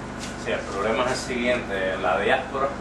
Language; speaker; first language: Spanish; native; Spanish